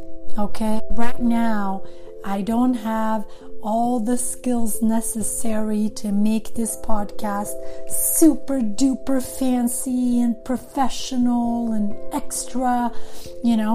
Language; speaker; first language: English; non-native, fluent; Serbian